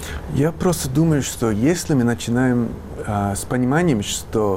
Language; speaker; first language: Russian; non-native, fluent; English